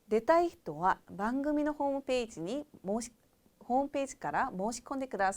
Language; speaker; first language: Japanese; non-native, fluent; Korean